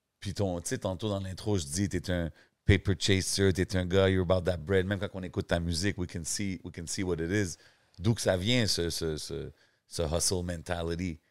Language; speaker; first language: French; native; French